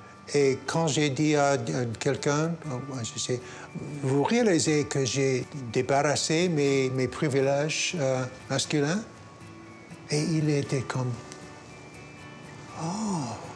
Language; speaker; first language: French; non-native, local second language; English